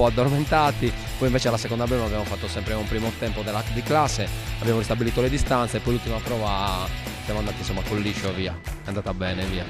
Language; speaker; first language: Italian; native; Italian